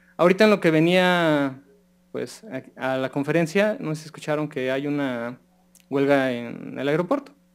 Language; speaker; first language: Spanish; native; Spanish